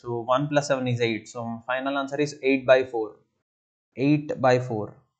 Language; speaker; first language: English; non-native, local second language; Telugu